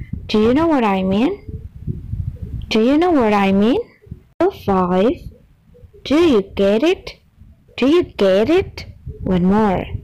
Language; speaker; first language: English; non-native, fluent; Indonesian